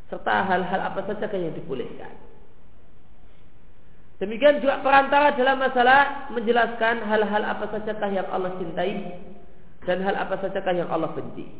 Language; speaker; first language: Indonesian; native; Indonesian